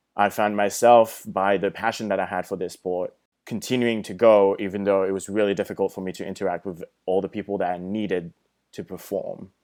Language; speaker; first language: English; non-native, fluent; French